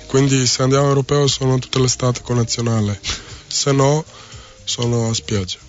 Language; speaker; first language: Italian; non-native, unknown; Serbian